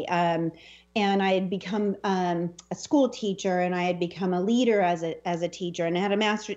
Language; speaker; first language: English; native; English